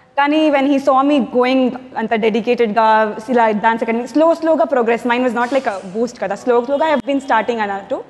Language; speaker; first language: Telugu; non-native, local second language; Tamil